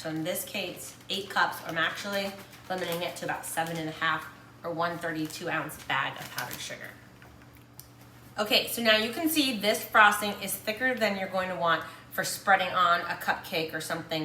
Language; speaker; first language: English; native; English